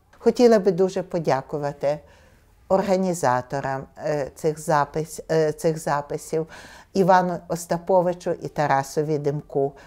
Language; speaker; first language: Ukrainian; native; Ukrainian